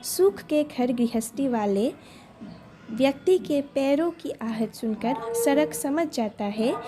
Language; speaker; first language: Hindi; non-native, local second language; Assamese